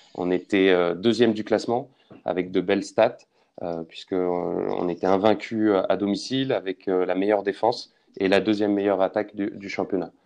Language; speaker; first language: French; native; French